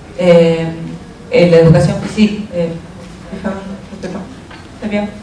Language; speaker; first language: French; non-native, learner; Spanish